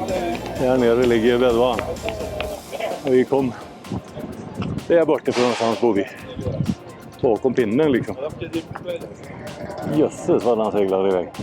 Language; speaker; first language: Swedish; native; Swedish